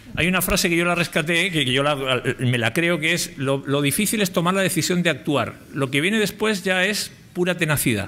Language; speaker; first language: Spanish; native; Spanish